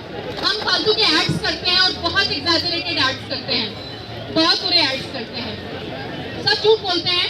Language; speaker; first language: Hindi; native; Hindi